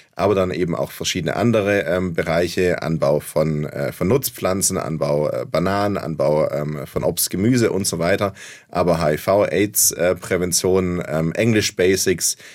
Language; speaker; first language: German; native; German